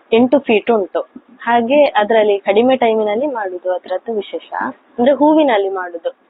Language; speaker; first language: Kannada; native; Kannada